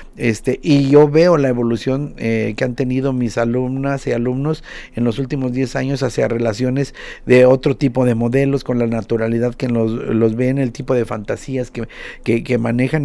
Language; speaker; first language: Spanish; native; Spanish